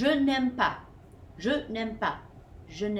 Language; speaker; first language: French; non-native, fluent; English